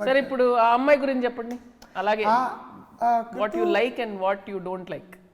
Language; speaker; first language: Telugu; native; Telugu